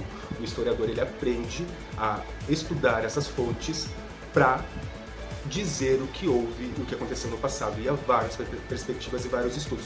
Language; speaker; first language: Portuguese; native; Portuguese